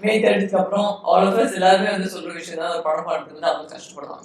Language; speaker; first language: Tamil; native; Tamil